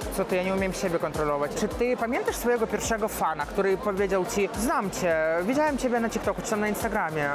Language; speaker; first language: Polish; non-native, fluent; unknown